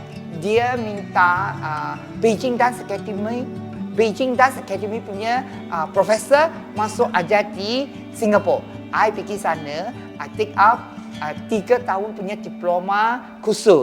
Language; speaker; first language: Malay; non-native, local second language; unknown